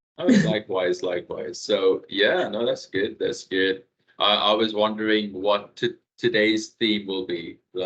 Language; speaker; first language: English; non-native, fluent; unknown